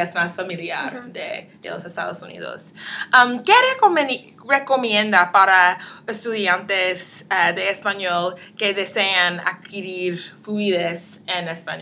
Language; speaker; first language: Spanish; non-native, learner; English